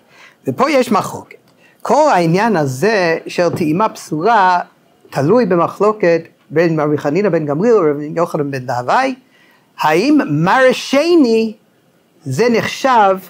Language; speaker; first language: Hebrew; non-native, fluent; English